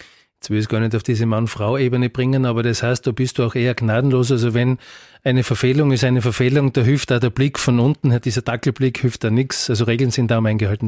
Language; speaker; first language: German; native; German